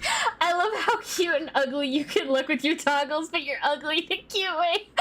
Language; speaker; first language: English; native; English